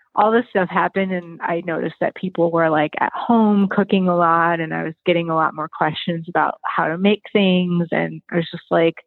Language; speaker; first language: English; native; English